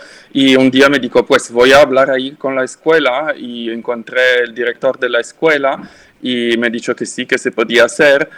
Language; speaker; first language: Spanish; non-native, fluent; French